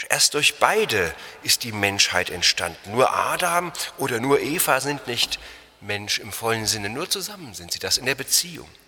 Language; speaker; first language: German; native; German